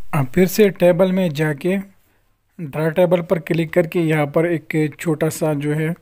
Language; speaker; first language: Urdu; non-native, local second language; Pashto